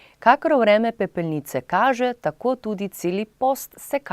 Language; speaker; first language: Slovenian; native; Slovenian